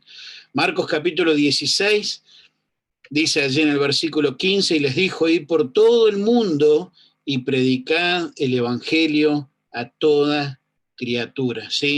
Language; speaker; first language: Spanish; native; Spanish